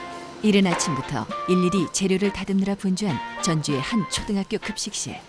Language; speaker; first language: Korean; native; Korean